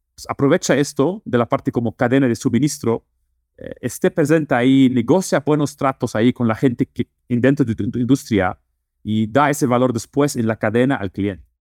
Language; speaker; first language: Spanish; non-native, fluent; Dutch